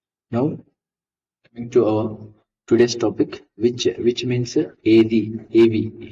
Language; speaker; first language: English; non-native, local second language; Telugu